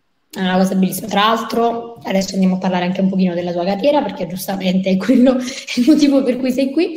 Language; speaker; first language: Italian; native; Italian